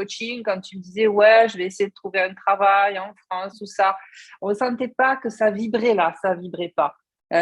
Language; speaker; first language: French; native; French